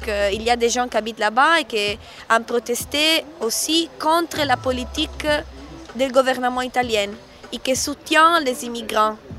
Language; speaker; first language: French; non-native, learner; Italian